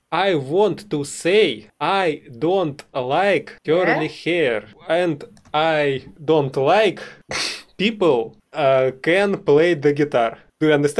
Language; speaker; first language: English; non-native, learner; Russian